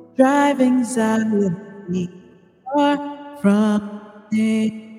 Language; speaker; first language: English; native; English